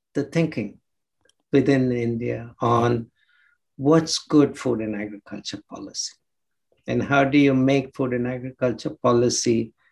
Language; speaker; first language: English; non-native, local second language; Telugu